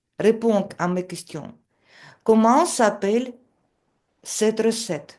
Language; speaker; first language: French; non-native, fluent; Russian